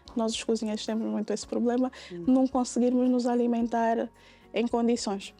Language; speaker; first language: Portuguese; native; Portuguese